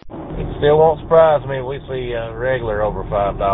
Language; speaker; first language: English; native; English